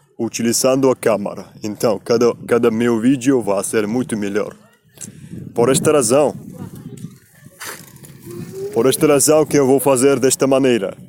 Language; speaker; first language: Portuguese; non-native, learner; Spanish